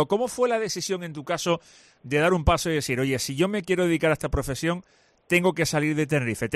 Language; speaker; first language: Spanish; native; Spanish